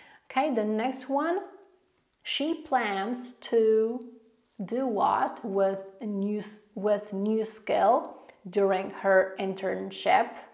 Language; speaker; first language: English; non-native, fluent; Polish